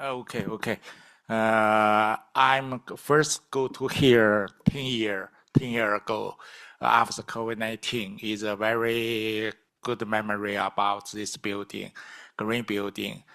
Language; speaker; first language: English; non-native, learner; Chinese